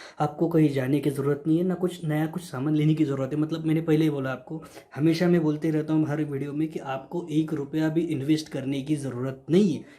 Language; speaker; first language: Hindi; non-native, local second language; Marathi